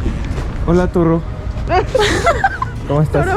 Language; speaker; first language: Spanish; non-native, learner; French